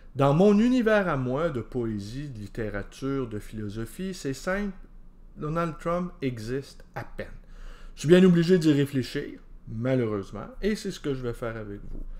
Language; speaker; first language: French; native; French